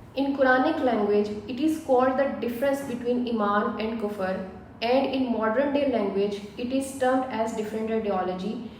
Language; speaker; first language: English; non-native, local second language; Urdu